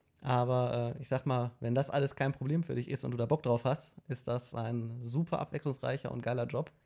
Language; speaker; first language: German; native; German